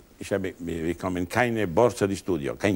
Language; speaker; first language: German; non-native, learner; Italian